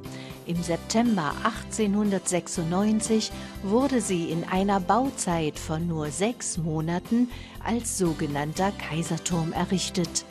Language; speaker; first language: German; native; German